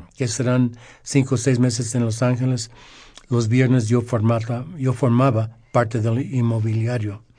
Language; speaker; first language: Spanish; early bilingual, heritage; Spanish